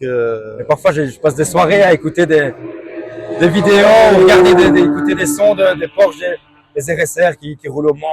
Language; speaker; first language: French; native; French